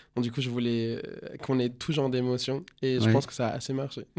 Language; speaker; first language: French; non-native, fluent; Spanish